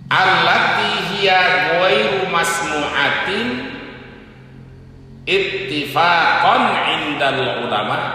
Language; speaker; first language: Arabic; non-native, fluent; Javanese